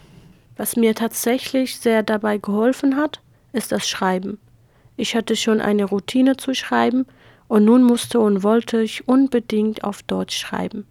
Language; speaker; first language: German; non-native, fluent; Kurdish